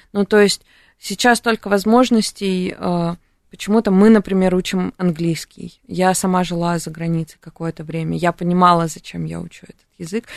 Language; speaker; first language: Russian; native; Russian